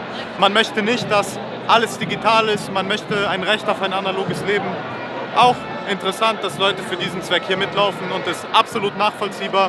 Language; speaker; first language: German; native; German